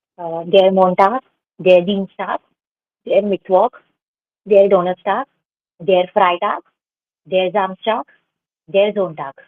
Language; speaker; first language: German; non-native, learner; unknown